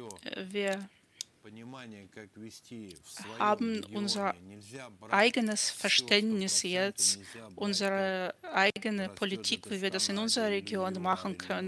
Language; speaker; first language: German; non-native, fluent; Russian